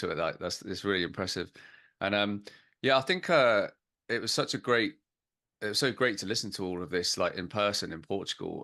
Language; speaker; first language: English; native; English